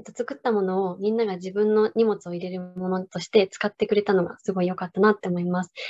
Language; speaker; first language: Japanese; native; Japanese